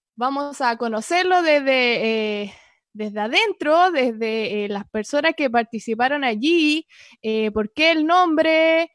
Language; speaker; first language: Spanish; native; Spanish